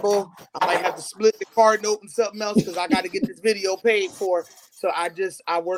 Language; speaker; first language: English; native; English